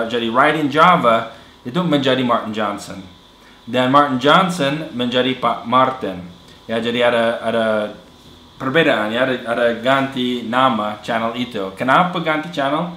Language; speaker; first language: Indonesian; non-native, fluent; English